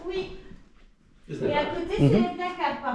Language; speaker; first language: French; native; French